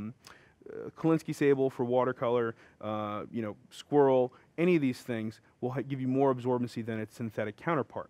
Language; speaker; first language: English; native; English